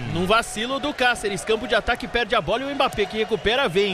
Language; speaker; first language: Portuguese; native; Portuguese